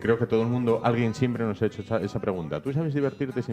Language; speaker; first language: Spanish; native; Spanish